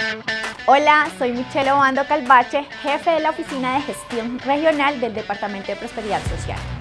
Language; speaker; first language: Spanish; native; Spanish